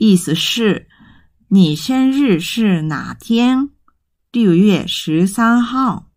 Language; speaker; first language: Chinese; non-native, fluent; Japanese